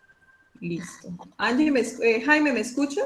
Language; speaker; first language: Spanish; native; Spanish